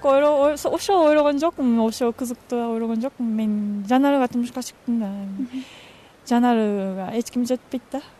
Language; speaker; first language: Kyrgyz; non-native, learner; Japanese